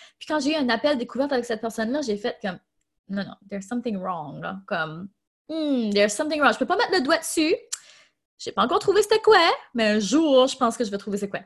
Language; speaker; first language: French; native; French